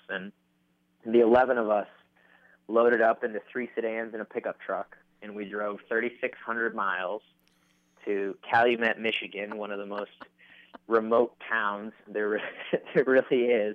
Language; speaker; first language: English; native; English